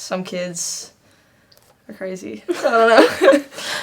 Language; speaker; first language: English; native; English